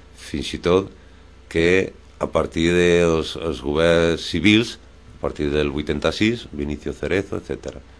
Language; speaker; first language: Catalan; non-native, local second language; Spanish